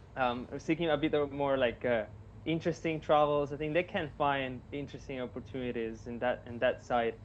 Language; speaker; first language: English; non-native, fluent; Italian